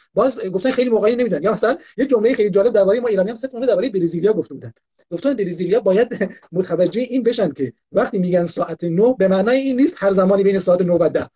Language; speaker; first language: Persian; non-native, local second language; Kurdish